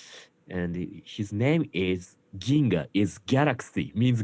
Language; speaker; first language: English; non-native, learner; Japanese